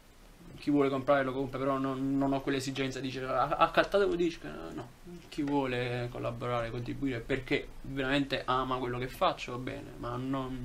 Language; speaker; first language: Italian; native; Italian